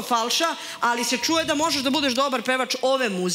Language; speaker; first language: Serbian; native; Serbian